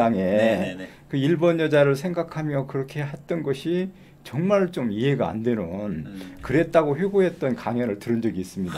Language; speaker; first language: Korean; native; Korean